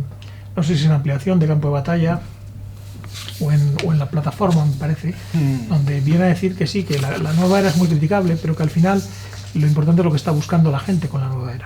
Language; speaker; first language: Spanish; native; Spanish